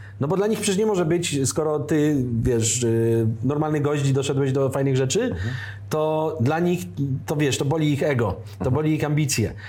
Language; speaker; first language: Polish; native; Polish